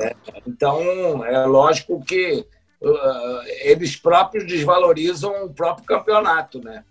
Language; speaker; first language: Portuguese; native; Portuguese